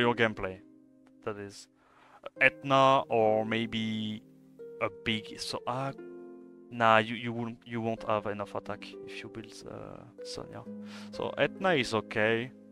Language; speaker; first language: English; non-native, fluent; French